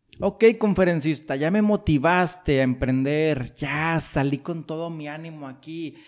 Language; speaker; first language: Spanish; native; Spanish